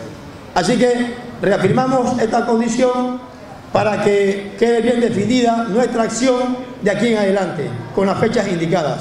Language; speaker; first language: Spanish; native; Spanish